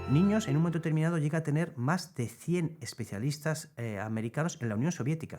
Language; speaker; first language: Spanish; native; Spanish